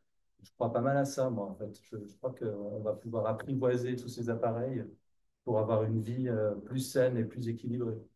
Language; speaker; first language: French; native; French